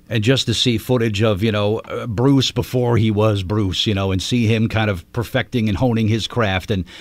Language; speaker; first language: English; native; English